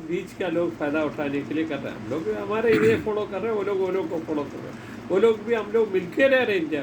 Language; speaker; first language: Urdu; non-native, local second language; Malayalam